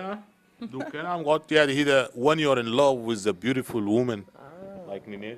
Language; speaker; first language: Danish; non-native, fluent; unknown